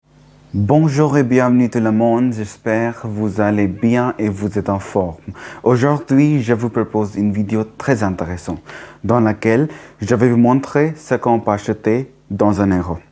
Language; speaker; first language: French; non-native, learner; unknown